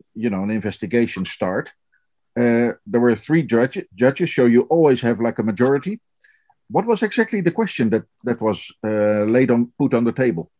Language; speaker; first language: English; non-native, fluent; Dutch